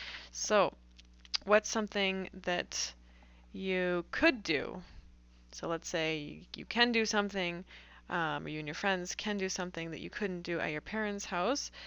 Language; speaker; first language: English; native; English